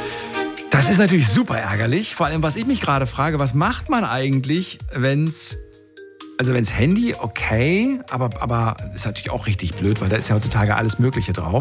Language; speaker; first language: German; native; German